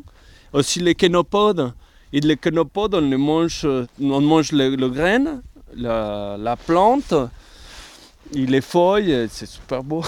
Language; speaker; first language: French; non-native, fluent; Spanish